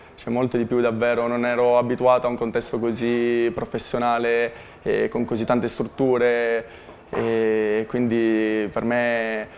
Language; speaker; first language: Italian; native; Italian